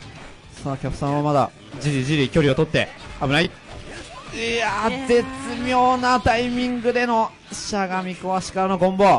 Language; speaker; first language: Japanese; native; Japanese